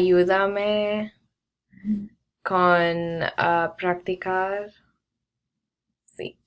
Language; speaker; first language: Spanish; non-native, learner; English